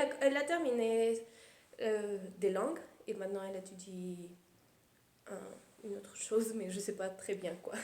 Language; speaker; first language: French; early bilingual, heritage; Spanish